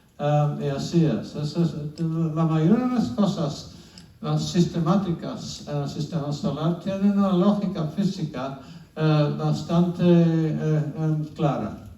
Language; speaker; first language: Spanish; non-native, fluent; English